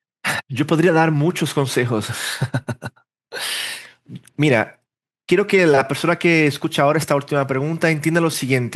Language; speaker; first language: Spanish; early bilingual, heritage; Portuguese